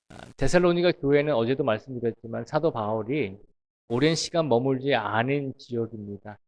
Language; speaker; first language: Korean; native; Korean